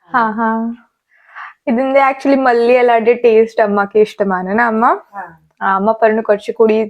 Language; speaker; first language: Malayalam; native; Malayalam